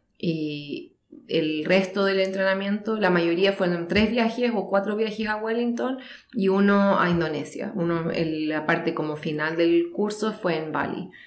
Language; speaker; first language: Spanish; native; Spanish